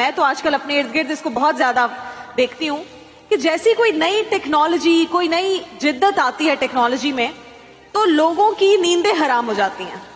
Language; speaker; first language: Urdu; native; Urdu